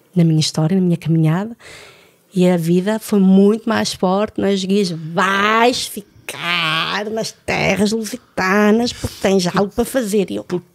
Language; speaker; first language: Portuguese; early bilingual, other home language; French